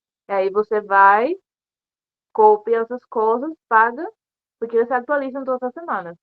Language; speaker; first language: Portuguese; non-native, learner; Spanish